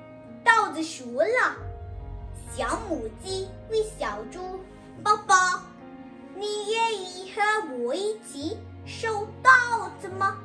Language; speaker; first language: Chinese; non-native, learner; English